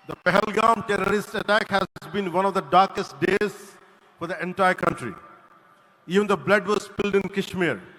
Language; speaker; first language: English; non-native, local second language; Telugu